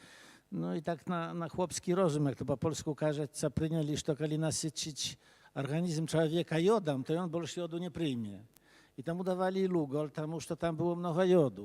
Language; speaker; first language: Polish; early bilingual, other home language; Belarusian